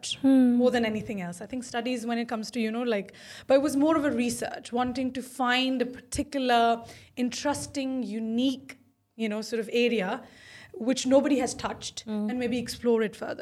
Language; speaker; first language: English; non-native, local second language; Urdu